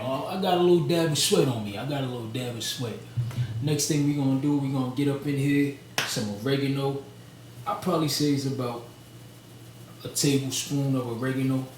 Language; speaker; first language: English; native; English